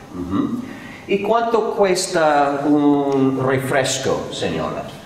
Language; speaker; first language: Spanish; non-native, fluent; English